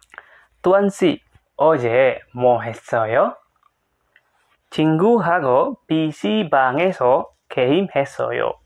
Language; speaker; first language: Korean; non-native, fluent; Indonesian